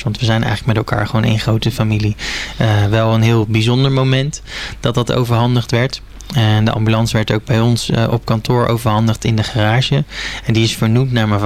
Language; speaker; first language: Dutch; native; Dutch